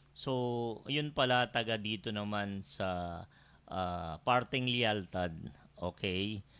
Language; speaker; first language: Filipino; native; Filipino